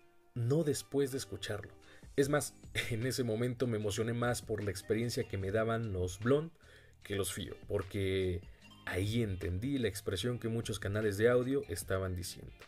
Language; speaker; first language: Spanish; native; Spanish